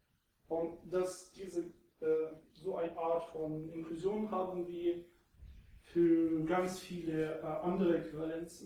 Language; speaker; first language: German; non-native, fluent; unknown